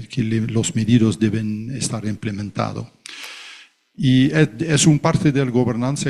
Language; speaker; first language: Spanish; non-native, fluent; Dutch